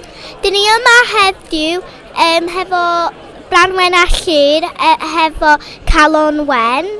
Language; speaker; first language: Welsh; non-native, local second language; English